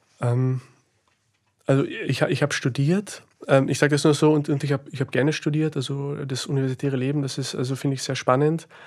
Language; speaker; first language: German; native; German